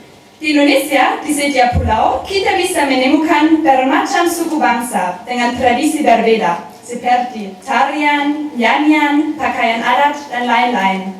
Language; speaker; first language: Indonesian; non-native, learner; German